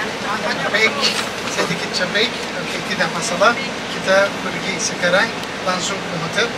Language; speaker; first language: Indonesian; non-native, learner; Turkish